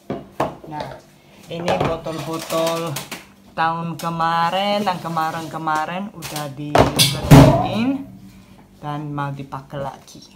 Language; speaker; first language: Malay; non-native, fluent; Spanish